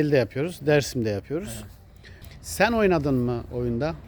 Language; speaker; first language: Turkish; native; Turkish